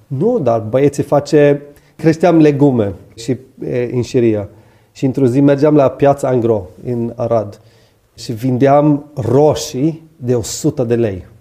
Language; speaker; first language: Romanian; non-native, fluent; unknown